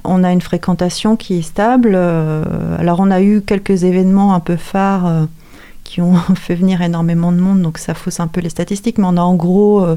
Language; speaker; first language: French; native; French